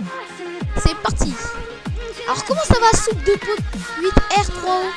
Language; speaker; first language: French; native; French